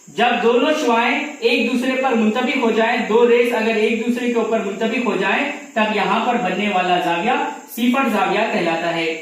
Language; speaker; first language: Urdu; native; Urdu